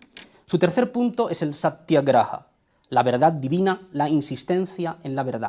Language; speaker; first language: Spanish; native; Spanish